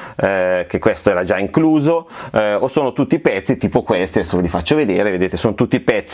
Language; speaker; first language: Italian; native; Italian